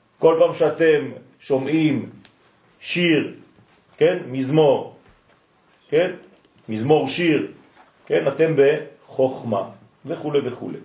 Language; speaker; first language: Hebrew; non-native, fluent; French